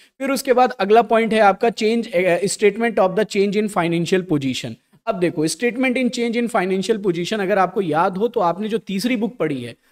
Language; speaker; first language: Hindi; native; Hindi